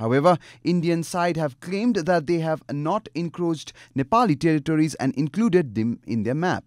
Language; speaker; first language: English; non-native, local second language; Nepali